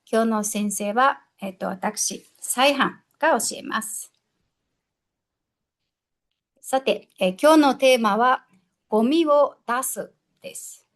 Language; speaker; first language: Japanese; non-native, fluent; Mongolian